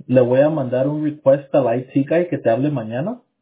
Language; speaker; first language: Spanish; early bilingual, heritage; Spanish